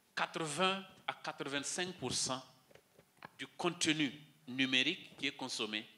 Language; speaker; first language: French; non-native, local second language; Mossi